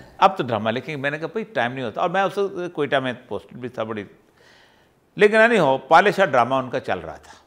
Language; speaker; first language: Urdu; non-native, local second language; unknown